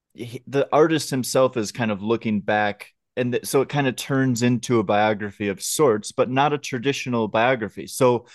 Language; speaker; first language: English; native; English